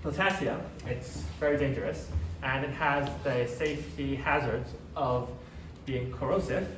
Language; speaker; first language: English; non-native, local second language; Chinese